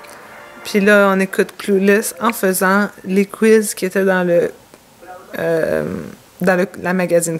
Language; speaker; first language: French; native; French